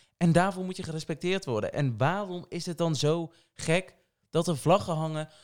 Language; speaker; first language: Dutch; early bilingual, other home language; Portuguese